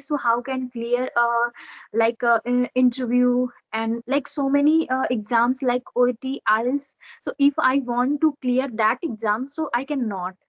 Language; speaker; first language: English; non-native, learner; Odia